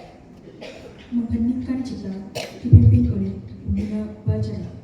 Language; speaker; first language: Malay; non-native, local second language; Javanese